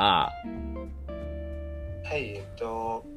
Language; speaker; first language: Japanese; non-native, learner; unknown